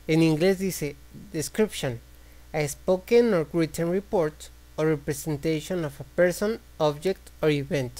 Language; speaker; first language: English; non-native, fluent; Spanish